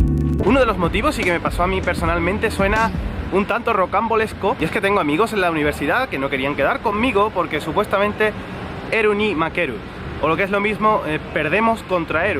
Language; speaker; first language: Spanish; native; Spanish